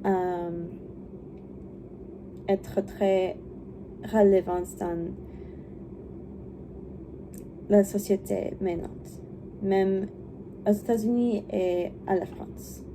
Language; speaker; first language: French; non-native, learner; English